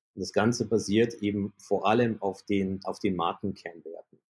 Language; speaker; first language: German; early bilingual, other home language; Polish